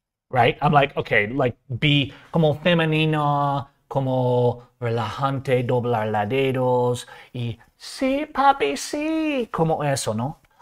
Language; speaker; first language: Spanish; non-native, learner; English